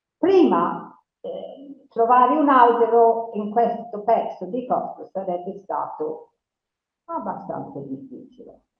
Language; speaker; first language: Italian; non-native, fluent; English